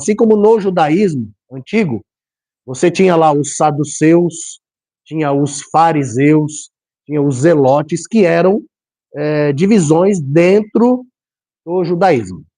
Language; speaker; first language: Portuguese; native; Portuguese